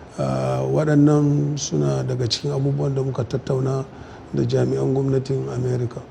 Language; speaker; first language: Hausa; native; Hausa